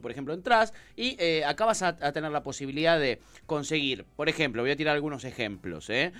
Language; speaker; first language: Spanish; native; Spanish